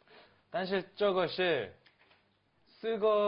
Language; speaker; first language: Chinese; non-native, learner; Korean